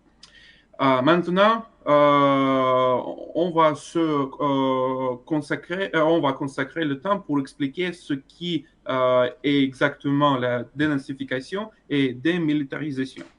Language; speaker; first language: French; non-native, fluent; Russian